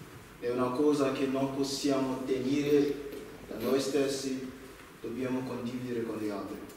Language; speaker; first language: Italian; non-native, learner; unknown